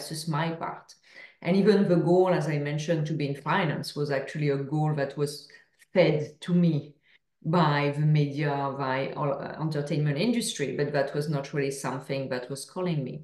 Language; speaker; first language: English; non-native, fluent; French